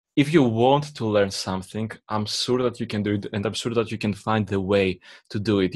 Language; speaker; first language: English; non-native, fluent; Greek